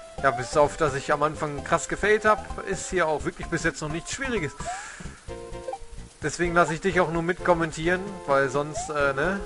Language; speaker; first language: German; native; German